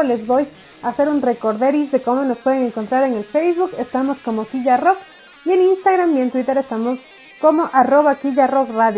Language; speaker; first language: Spanish; native; Spanish